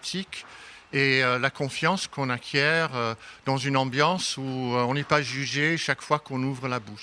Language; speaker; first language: French; non-native, fluent; English